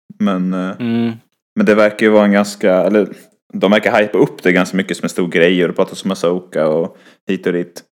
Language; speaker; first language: Swedish; native; Swedish